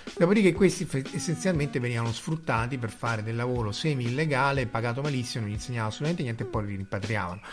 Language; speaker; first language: Italian; native; Italian